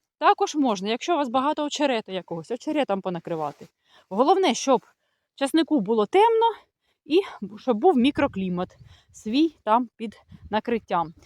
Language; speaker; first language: Ukrainian; non-native, local second language; Russian